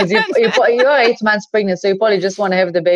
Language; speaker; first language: English; non-native, fluent; Hebrew